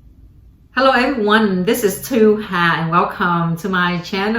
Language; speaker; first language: English; early bilingual, other home language; Vietnamese